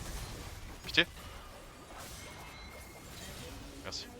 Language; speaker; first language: French; native; French